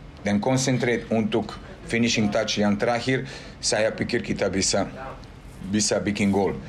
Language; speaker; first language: Indonesian; non-native, fluent; Serbian